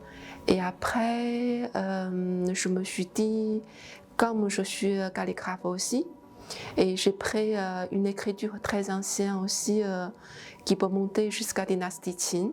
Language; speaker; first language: French; non-native, fluent; Chinese